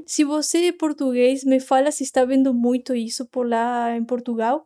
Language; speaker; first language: Portuguese; non-native, fluent; Spanish